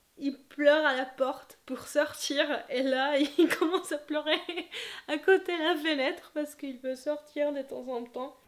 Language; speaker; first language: French; non-native, fluent; Spanish